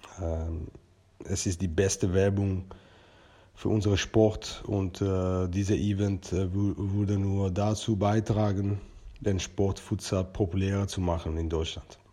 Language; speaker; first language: German; non-native, fluent; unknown